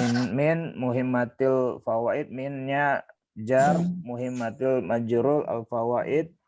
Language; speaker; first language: Arabic; non-native, learner; Indonesian